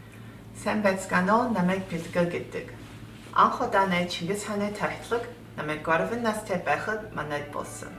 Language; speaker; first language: Mongolian; early bilingual, heritage; Mongolian